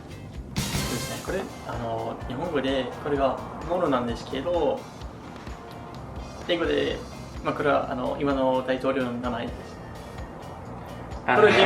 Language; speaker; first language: Japanese; non-native, fluent; English